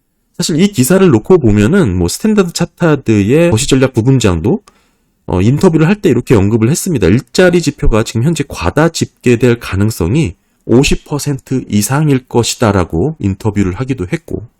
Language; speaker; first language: Korean; native; Korean